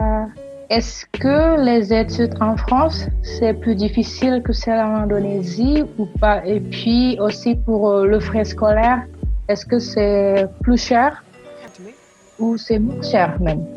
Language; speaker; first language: French; non-native, fluent; Indonesian